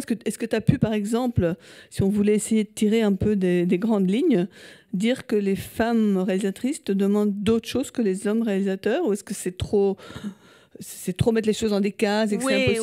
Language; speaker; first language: French; native; French